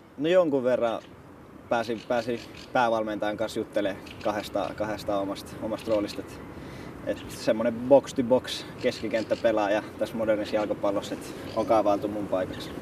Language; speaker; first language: Finnish; native; Finnish